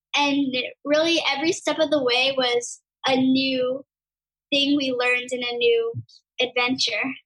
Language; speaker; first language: English; native; English